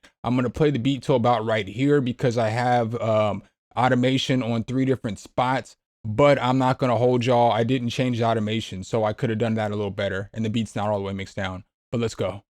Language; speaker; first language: English; native; English